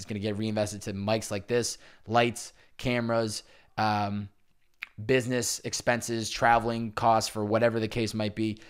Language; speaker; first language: English; native; English